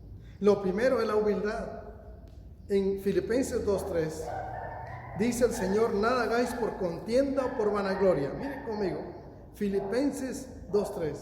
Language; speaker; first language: Spanish; native; Spanish